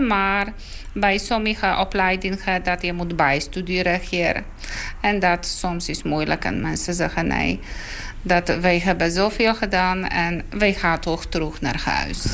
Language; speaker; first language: Dutch; non-native, learner; Polish